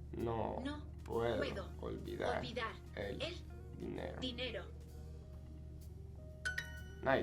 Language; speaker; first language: Spanish; non-native, fluent; English